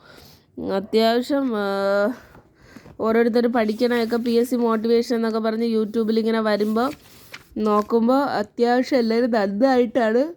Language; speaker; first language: Malayalam; native; Malayalam